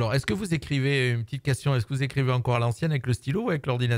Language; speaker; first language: French; native; French